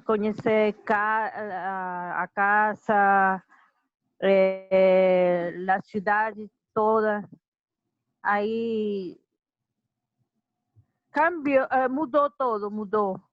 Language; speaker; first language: Portuguese; non-native, learner; Spanish